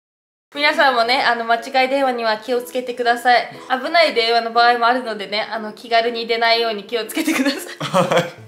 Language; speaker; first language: Japanese; native; Japanese